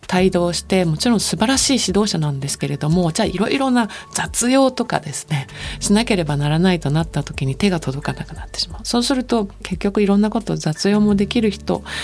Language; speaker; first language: Japanese; native; Japanese